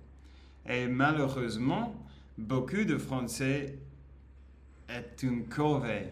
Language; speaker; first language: French; non-native, learner; Spanish